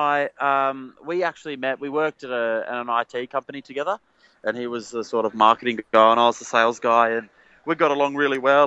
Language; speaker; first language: English; native; English